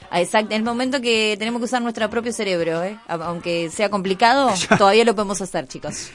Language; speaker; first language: Spanish; native; Spanish